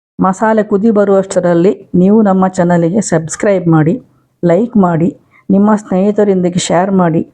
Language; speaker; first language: Kannada; non-native, local second language; Konkani